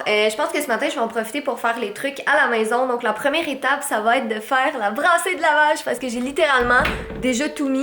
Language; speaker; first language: French; native; French